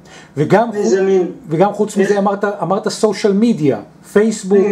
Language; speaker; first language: Hebrew; native; Hebrew